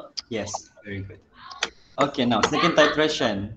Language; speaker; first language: English; non-native, local second language; Malay